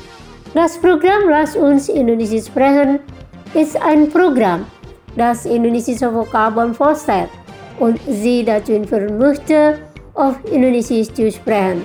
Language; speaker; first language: German; non-native, fluent; Indonesian